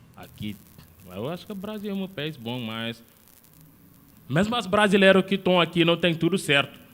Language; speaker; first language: Portuguese; non-native, learner; Wolof